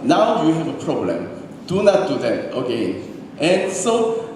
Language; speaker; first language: English; non-native, learner; Korean